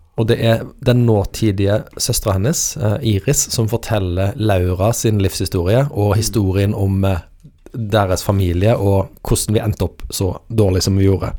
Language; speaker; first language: Norwegian; native; Norwegian